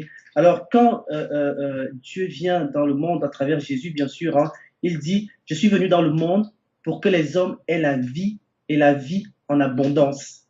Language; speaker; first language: French; native; French